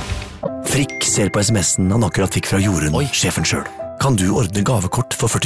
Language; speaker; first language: Norwegian; native; Norwegian